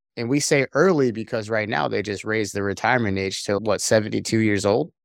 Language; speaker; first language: English; native; English